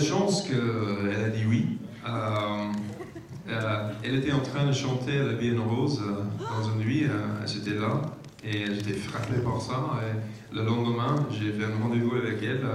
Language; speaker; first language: French; non-native, fluent; English